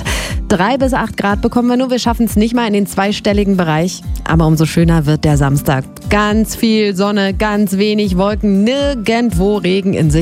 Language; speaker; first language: German; native; German